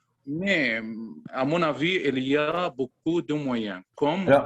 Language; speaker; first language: French; non-native, learner; Arabic